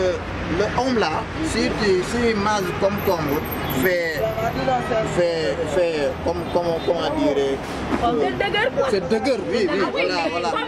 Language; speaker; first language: French; non-native, learner; Wolof